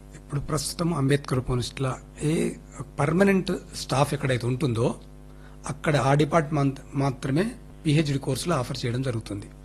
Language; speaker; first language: Telugu; native; Telugu